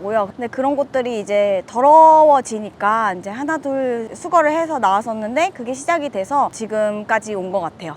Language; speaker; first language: Korean; native; Korean